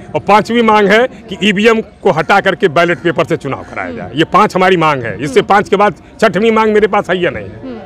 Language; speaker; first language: Hindi; native; Hindi